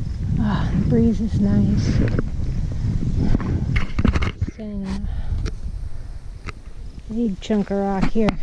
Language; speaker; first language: English; native; English